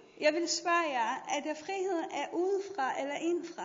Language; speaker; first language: Danish; non-native, learner; Persian